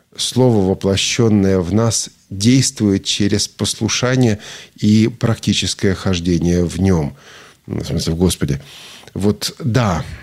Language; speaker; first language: Russian; native; Russian